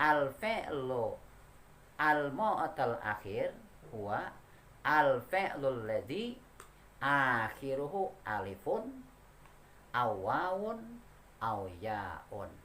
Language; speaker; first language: Arabic; non-native, fluent; Indonesian